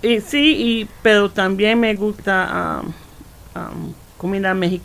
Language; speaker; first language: Spanish; early bilingual, heritage; Spanish